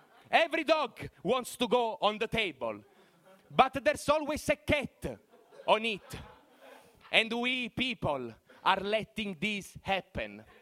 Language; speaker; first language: English; non-native, fluent; Italian